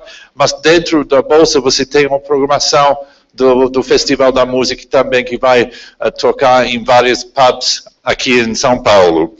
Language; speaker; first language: Portuguese; non-native, fluent; English